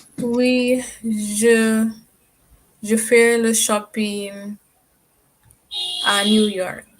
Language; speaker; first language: French; non-native, learner; English